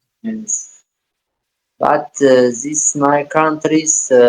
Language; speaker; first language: English; non-native, learner; Tajik